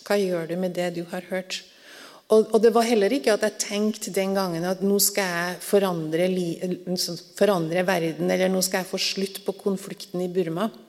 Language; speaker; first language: Norwegian; native; Norwegian